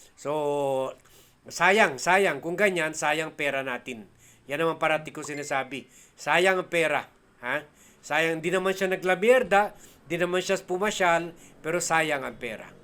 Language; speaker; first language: Filipino; native; Filipino